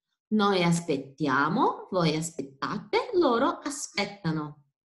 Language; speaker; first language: Italian; non-native, fluent; Portuguese